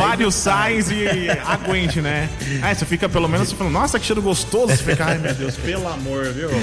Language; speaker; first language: Portuguese; native; Portuguese